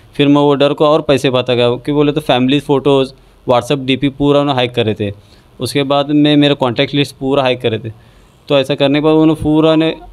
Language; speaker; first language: Hindi; non-native, local second language; Urdu